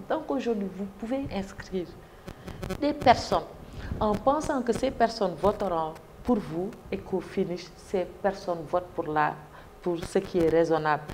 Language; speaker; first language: French; non-native, local second language; Wolof